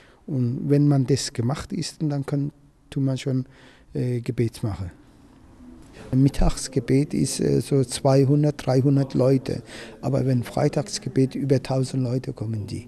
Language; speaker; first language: German; non-native, learner; Turkish